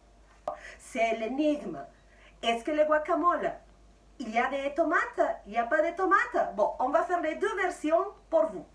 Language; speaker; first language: French; non-native, fluent; Spanish